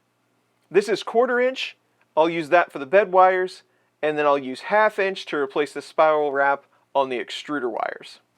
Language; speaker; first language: English; native; English